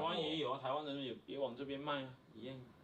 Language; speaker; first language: Chinese; native; Chinese